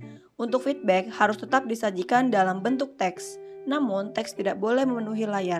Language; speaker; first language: Indonesian; native; Indonesian